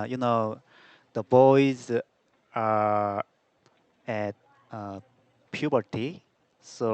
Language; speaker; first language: English; non-native, learner; Korean